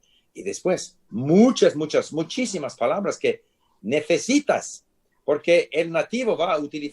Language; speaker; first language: Spanish; non-native, fluent; English